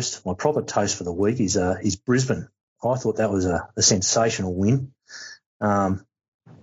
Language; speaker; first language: English; native; English